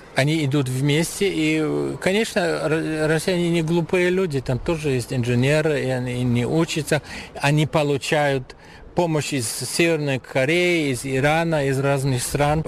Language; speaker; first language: Russian; non-native, fluent; German